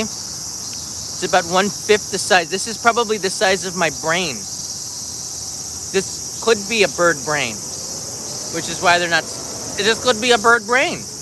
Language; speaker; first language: English; native; English